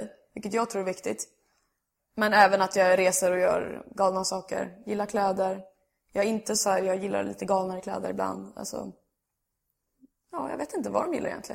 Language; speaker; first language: Swedish; native; Swedish